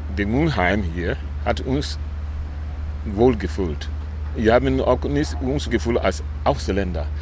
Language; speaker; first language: German; non-native, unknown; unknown